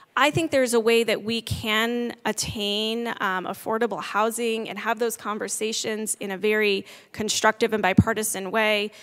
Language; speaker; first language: English; native; English